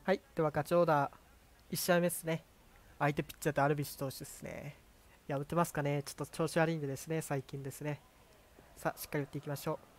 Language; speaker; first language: Japanese; native; Japanese